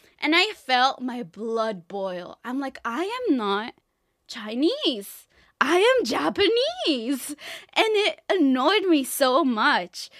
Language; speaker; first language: English; non-native, fluent; Spanish